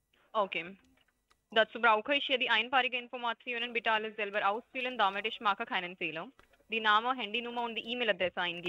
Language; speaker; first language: German; non-native, learner; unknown